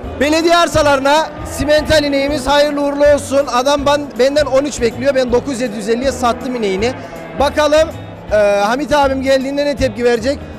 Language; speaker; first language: Turkish; native; Turkish